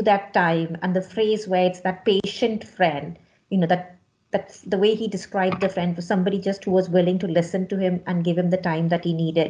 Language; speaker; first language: English; non-native, local second language; Hindi